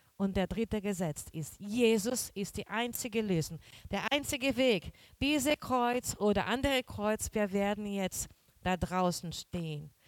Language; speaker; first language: German; non-native, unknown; Portuguese